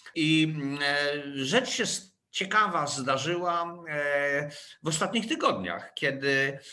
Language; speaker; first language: Polish; native; Polish